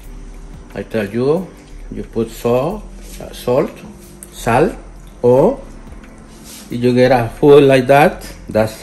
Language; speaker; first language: English; non-native, learner; Spanish